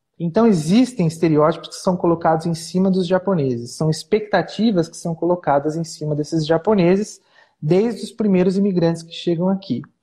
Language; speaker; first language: Portuguese; native; Portuguese